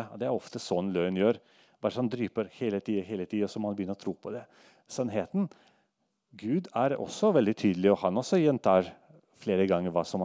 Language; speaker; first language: Norwegian; non-native, fluent; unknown